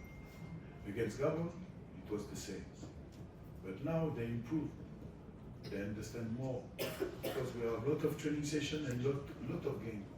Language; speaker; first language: English; non-native, fluent; French